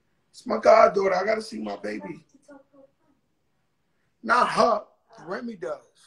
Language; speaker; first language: English; early bilingual, other home language; Spanish